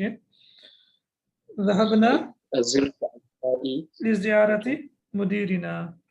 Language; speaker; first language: Arabic; non-native, fluent; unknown